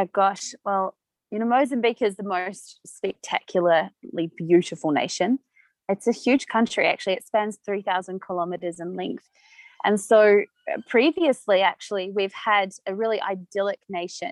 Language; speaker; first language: English; native; English